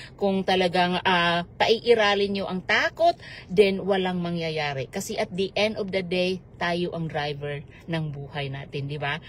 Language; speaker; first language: Filipino; native; Filipino